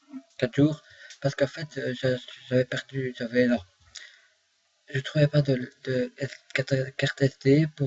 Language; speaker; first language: French; native; French